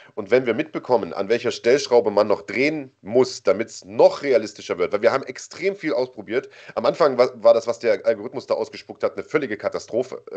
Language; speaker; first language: German; native; German